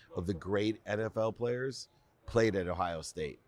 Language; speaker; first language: English; native; English